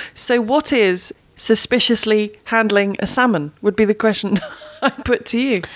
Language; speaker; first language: English; native; English